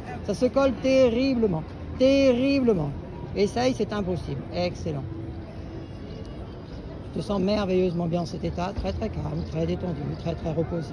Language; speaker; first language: French; native; French